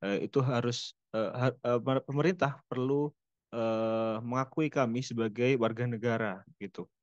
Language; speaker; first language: Indonesian; non-native, local second language; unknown